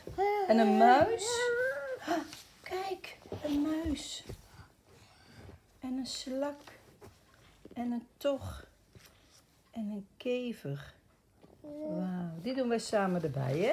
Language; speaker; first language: Dutch; native; Dutch